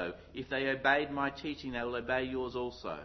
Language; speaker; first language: English; native; English